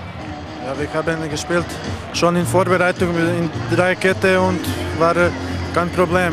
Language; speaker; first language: German; non-native, learner; Croatian